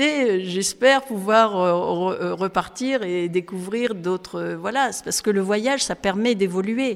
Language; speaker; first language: French; native; French